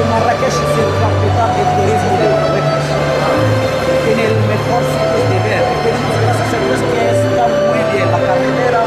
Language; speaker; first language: Spanish; non-native, learner; Arabic